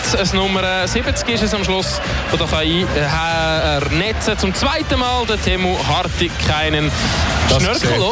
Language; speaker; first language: German; native; German